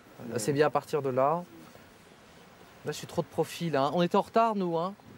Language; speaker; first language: French; native; French